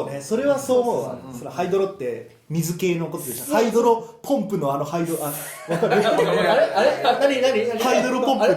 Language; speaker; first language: Japanese; native; Japanese